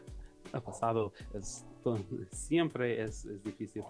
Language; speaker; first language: Spanish; non-native, learner; English